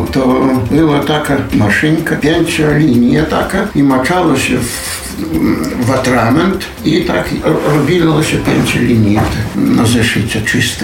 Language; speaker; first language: Polish; non-native, local second language; Belarusian